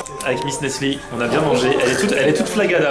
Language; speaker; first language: French; native; French